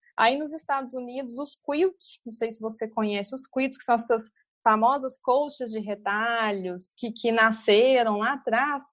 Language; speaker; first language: Portuguese; native; Portuguese